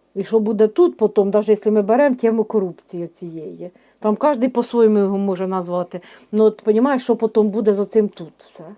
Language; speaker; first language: Ukrainian; native; Ukrainian